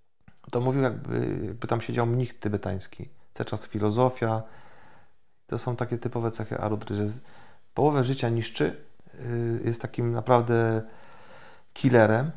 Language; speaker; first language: Polish; native; Polish